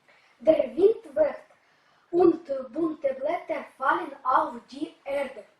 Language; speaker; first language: German; non-native, learner; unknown